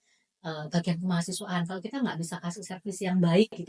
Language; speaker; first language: Indonesian; native; Indonesian